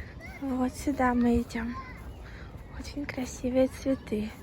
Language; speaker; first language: Russian; native; Russian